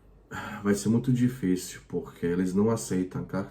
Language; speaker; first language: Portuguese; non-native, fluent; Croatian